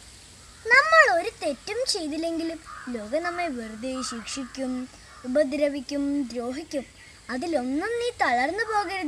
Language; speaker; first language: Malayalam; native; Malayalam